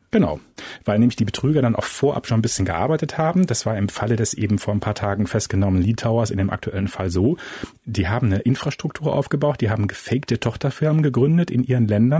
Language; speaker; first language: German; native; German